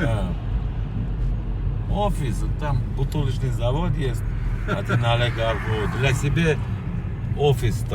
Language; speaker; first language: Russian; non-native, learner; Armenian